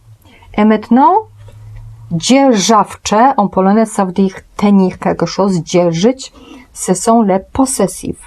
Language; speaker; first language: French; non-native, fluent; Polish